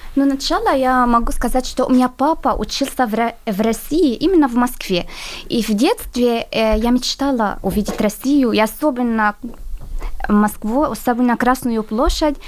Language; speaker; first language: Russian; non-native, fluent; Arabic